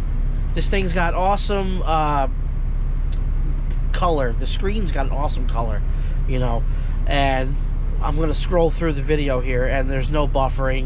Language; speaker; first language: English; native; English